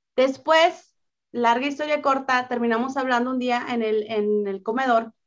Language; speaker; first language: Spanish; native; Spanish